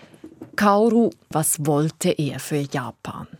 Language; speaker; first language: German; native; German